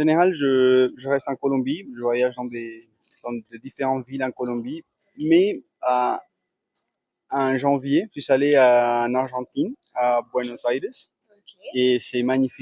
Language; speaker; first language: French; non-native, fluent; Spanish